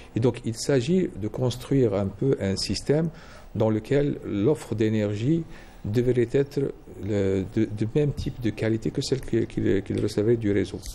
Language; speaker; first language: French; non-native, local second language; Arabic